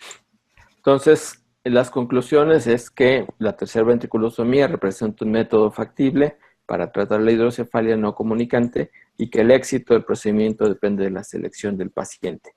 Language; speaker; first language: Spanish; native; Spanish